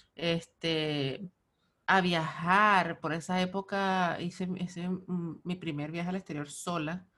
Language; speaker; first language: Spanish; native; Spanish